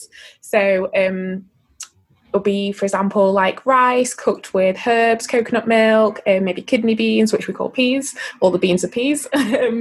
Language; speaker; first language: English; native; English